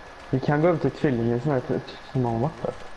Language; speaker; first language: Swedish; early bilingual, other home language; Turkish